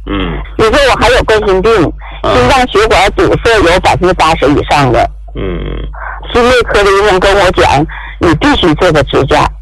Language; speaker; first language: Chinese; native; Chinese